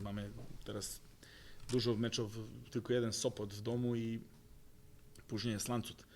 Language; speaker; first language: Polish; non-native, fluent; Croatian